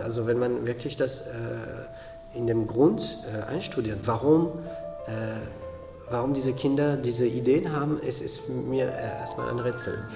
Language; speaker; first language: German; non-native, fluent; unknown